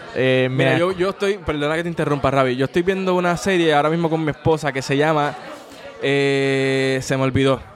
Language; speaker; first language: Spanish; native; Spanish